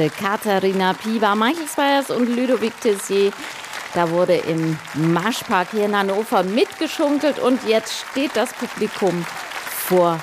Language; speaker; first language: German; native; German